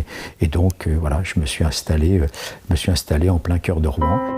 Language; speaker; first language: French; native; French